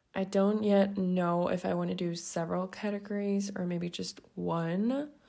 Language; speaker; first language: English; non-native, fluent; Swiss German